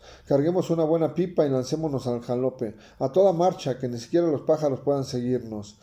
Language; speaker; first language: Spanish; native; Spanish